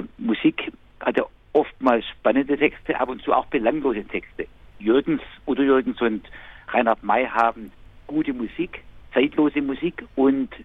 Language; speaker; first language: German; native; German